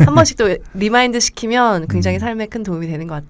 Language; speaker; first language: Korean; native; Korean